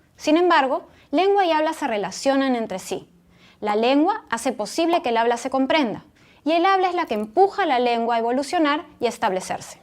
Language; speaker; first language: Spanish; native; Spanish